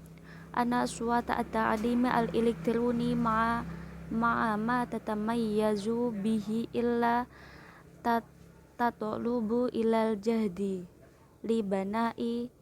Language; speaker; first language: Arabic; non-native, learner; Indonesian